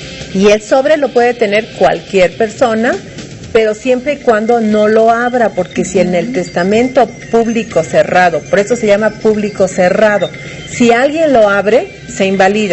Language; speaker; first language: Spanish; native; Spanish